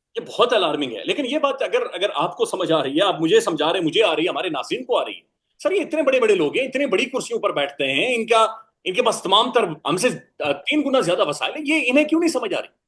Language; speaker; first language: Urdu; non-native, local second language; Pahari-Potwari